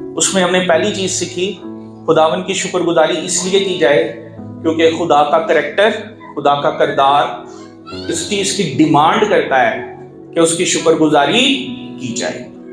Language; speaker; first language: Urdu; non-native, local second language; Punjabi